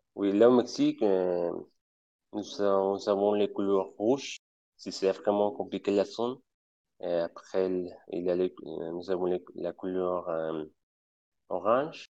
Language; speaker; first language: French; non-native, fluent; Spanish